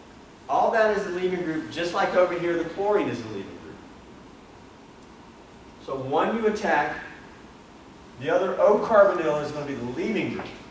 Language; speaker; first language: English; native; English